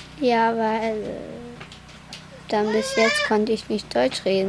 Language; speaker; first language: German; early bilingual, other home language; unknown